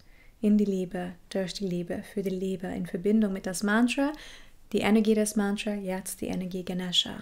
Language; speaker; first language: German; non-native, fluent; English